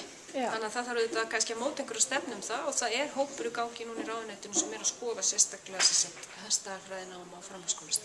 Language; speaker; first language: Icelandic; native; Icelandic